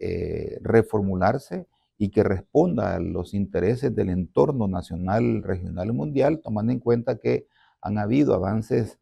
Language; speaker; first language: Spanish; native; Spanish